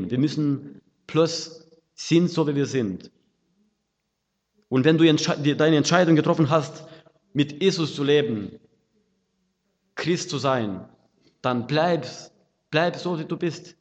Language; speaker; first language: German; non-native, fluent; Russian